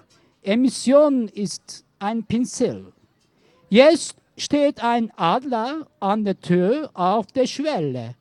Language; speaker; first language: German; non-native, learner; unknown